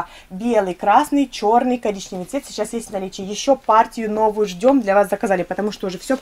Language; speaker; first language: Russian; native; Russian